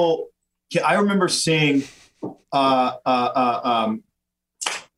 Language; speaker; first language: English; native; English